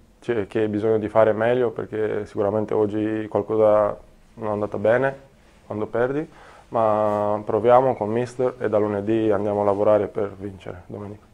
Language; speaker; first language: Italian; non-native, learner; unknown